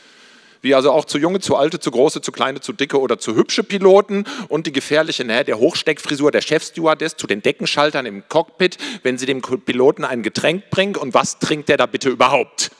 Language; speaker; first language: German; native; German